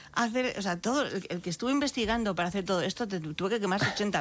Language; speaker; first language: Spanish; native; Spanish